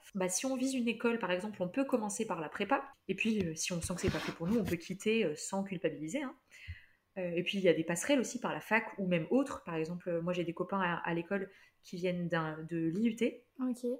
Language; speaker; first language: French; native; French